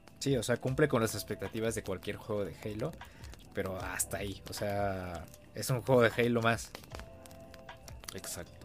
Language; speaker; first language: Spanish; native; Spanish